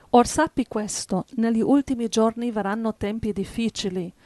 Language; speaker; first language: Italian; native; Italian